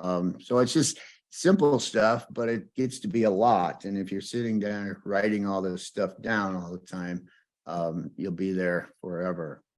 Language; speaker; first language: English; native; English